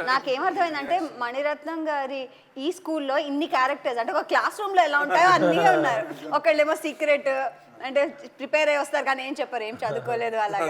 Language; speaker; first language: Telugu; native; Telugu